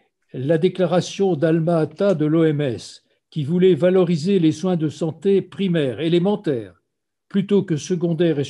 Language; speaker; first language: French; native; French